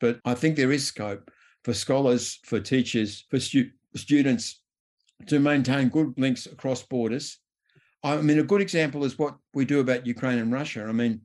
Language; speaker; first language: English; native; English